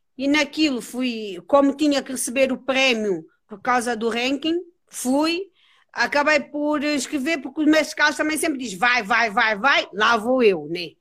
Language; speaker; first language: Portuguese; non-native, local second language; Kabuverdianu